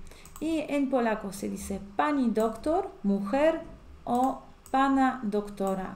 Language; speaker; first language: Spanish; non-native, fluent; Polish